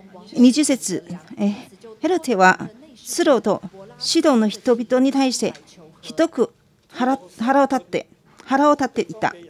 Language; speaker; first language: Japanese; non-native, fluent; Chinese